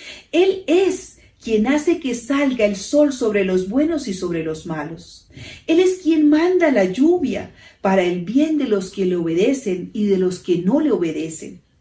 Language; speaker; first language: Spanish; native; Spanish